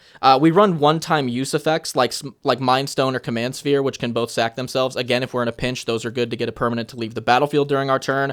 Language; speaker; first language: English; native; English